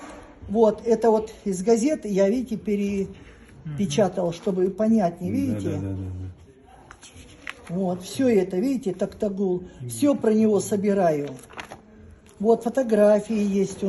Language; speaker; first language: Russian; native; Russian